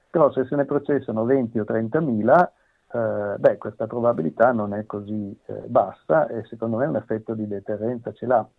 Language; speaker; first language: Italian; native; Italian